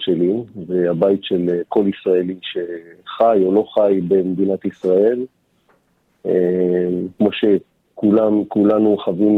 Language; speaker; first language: Hebrew; native; Hebrew